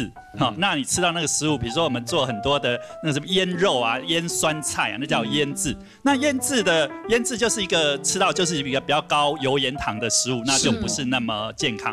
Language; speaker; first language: Chinese; native; Chinese